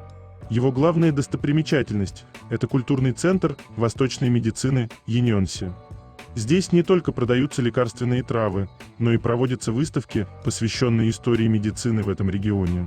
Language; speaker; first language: Russian; native; Russian